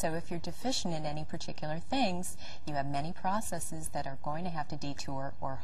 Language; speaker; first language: English; native; English